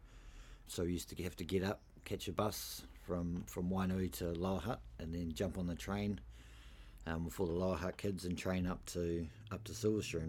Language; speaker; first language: English; native; English